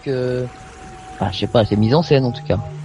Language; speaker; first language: French; native; French